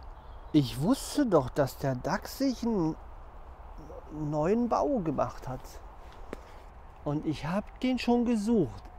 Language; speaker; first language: German; native; German